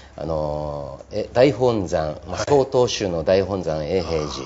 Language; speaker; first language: Japanese; native; Japanese